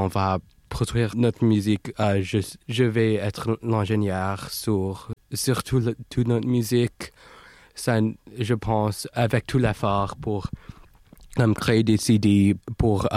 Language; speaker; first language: French; non-native, local second language; English